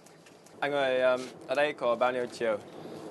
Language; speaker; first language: Vietnamese; non-native, learner; English